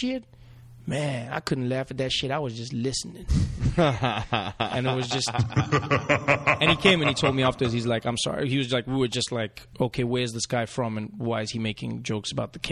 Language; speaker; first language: English; native; English